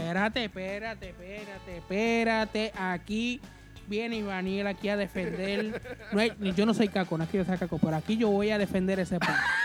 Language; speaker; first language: Spanish; native; Spanish